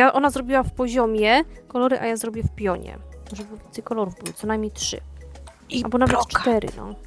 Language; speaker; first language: Polish; native; Polish